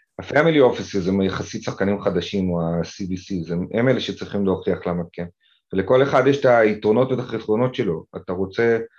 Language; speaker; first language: Hebrew; native; Hebrew